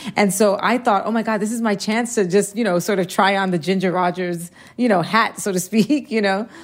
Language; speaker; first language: English; early bilingual, heritage; Spanish